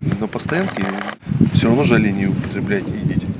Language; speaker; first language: Russian; native; Russian